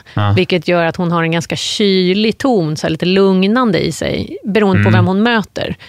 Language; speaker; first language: Swedish; non-native, fluent; English